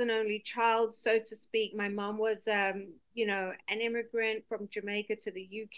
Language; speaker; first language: English; native; English